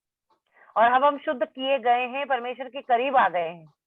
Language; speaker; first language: Hindi; native; Hindi